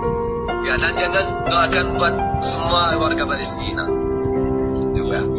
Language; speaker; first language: Indonesian; non-native, fluent; Arabic